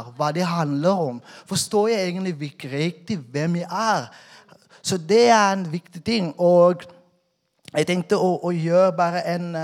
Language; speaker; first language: Norwegian; non-native, fluent; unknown